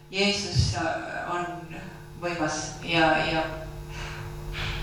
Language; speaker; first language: Finnish; non-native, learner; Estonian